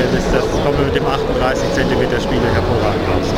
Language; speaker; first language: German; native; German